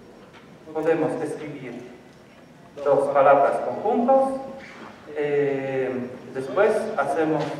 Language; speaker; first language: Spanish; non-native, learner; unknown